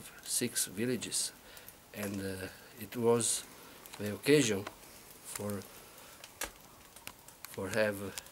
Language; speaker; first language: English; non-native, learner; Italian